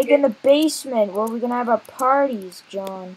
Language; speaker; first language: English; native; English